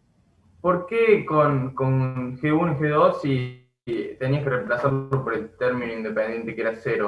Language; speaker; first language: Spanish; native; Spanish